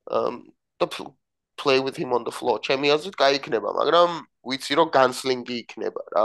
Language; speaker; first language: Georgian; native; Georgian